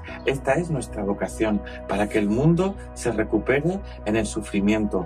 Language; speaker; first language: Spanish; native; Spanish